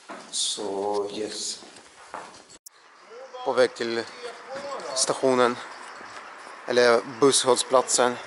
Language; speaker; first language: Swedish; non-native, learner; Russian